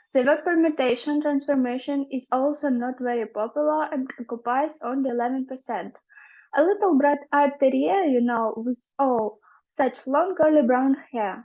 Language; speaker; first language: English; non-native, fluent; Ukrainian